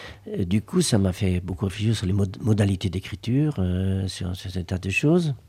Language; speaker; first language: French; native; French